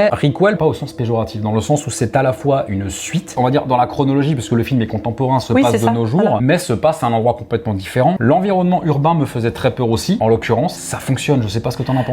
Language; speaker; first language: French; native; French